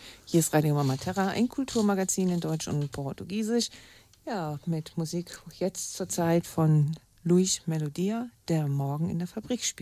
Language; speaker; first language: German; native; German